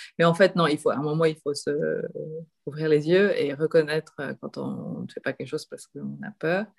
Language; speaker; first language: French; early bilingual, other home language; Korean